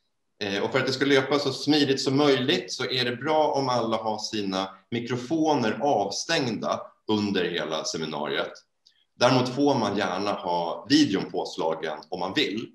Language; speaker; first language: Swedish; native; Swedish